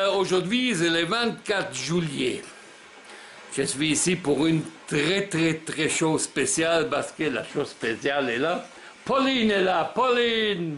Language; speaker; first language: French; non-native, learner; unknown